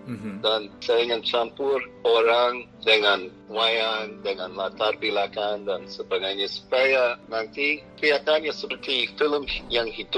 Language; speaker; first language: Indonesian; non-native, fluent; English